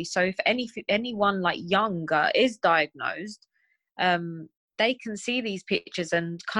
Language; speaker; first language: English; native; English